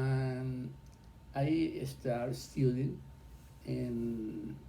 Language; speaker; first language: English; non-native, learner; Spanish